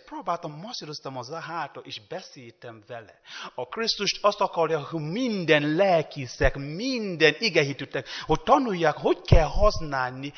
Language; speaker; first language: Hungarian; non-native, learner; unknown